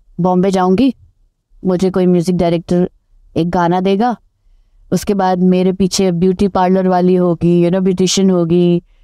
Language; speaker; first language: Hindi; native; Hindi